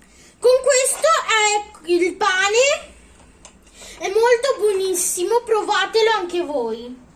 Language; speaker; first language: Italian; early bilingual, other home language; Urdu